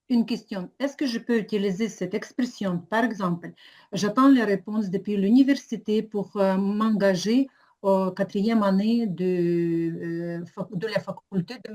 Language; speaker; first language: French; non-native, learner; Ukrainian